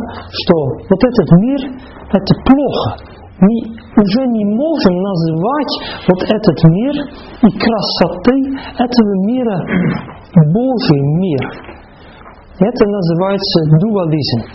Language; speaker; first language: Russian; non-native, fluent; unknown